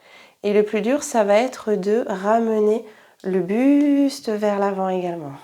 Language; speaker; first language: French; native; French